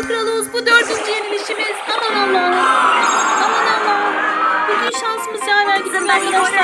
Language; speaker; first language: Turkish; native; Turkish